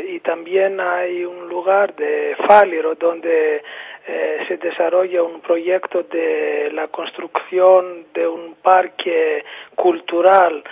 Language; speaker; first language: Spanish; non-native, fluent; Greek